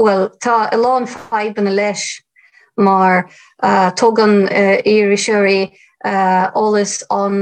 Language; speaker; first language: Irish; non-native, fluent; Ukrainian